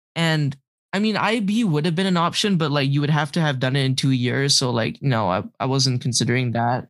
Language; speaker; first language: English; non-native, local second language; Malay